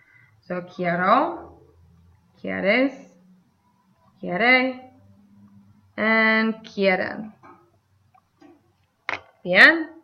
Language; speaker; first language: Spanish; non-native, fluent; English